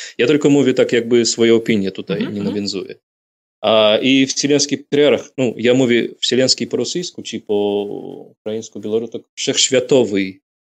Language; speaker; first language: Polish; non-native, fluent; Russian